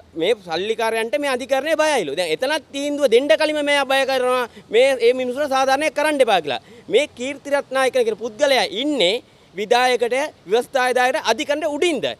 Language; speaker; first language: Sinhala; native; Sinhala